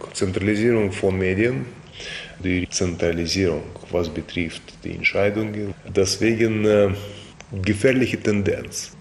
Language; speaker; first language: German; non-native, fluent; Russian